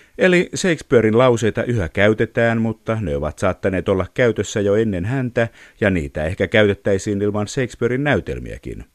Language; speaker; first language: Finnish; native; Finnish